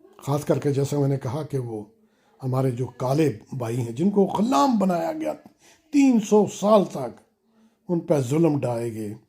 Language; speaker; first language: Urdu; native; Urdu